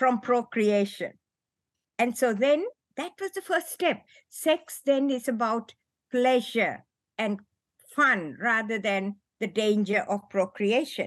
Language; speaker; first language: English; non-native, local second language; Sinhala